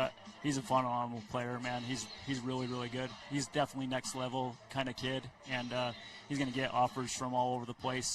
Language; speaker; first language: English; native; English